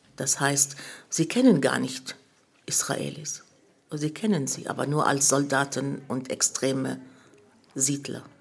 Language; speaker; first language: German; early bilingual, other home language; Arabic